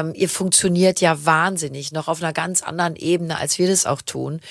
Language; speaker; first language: German; native; German